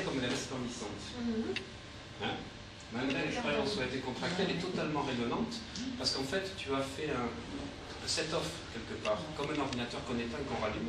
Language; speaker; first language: French; native; French